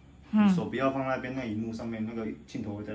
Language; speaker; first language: Chinese; native; Chinese